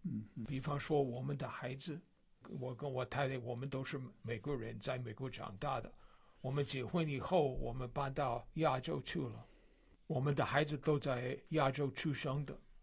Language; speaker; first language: Chinese; non-native, fluent; English